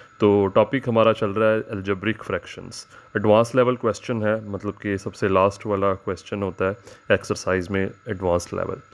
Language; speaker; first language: Urdu; native; Urdu